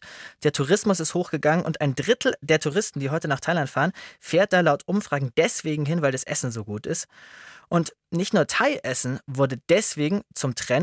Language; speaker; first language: German; native; German